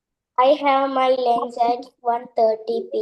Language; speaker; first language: English; non-native, learner; Malayalam